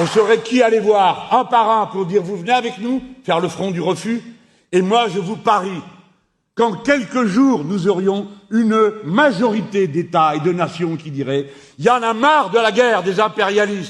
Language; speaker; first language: French; native; French